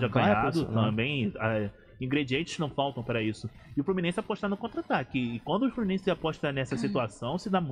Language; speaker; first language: Portuguese; native; Portuguese